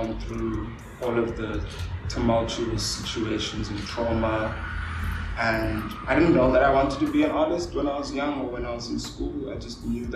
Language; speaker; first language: English; non-native, local second language; Afrikaans